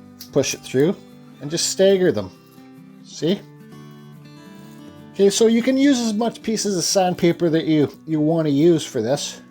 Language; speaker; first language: English; native; English